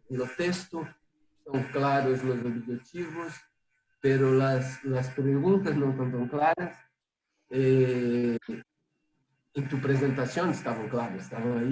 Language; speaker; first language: Spanish; non-native, fluent; Portuguese